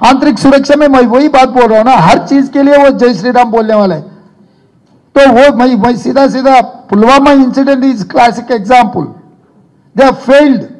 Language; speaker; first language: Hindi; non-native, local second language; Telugu